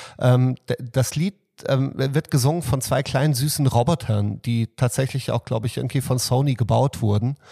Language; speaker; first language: German; early bilingual, other home language; Serbian